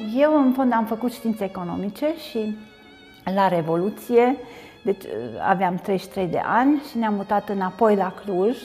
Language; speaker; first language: Romanian; non-native, local second language; Hungarian